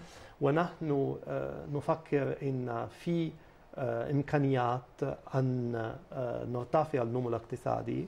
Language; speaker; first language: Arabic; non-native, fluent; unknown